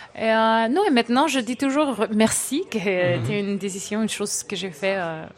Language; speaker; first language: French; non-native, fluent; English